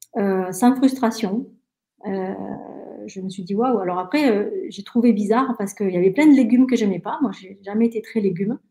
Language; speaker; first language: French; early bilingual, other home language; Spanish